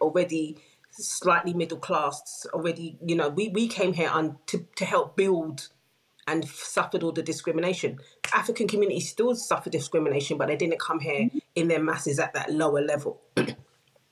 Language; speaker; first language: English; native; English